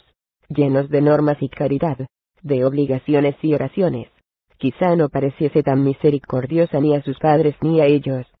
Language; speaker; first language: Spanish; native; Spanish